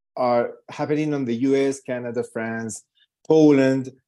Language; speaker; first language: English; non-native, fluent; Spanish